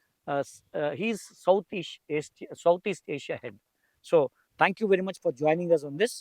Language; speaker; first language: English; non-native, local second language; Telugu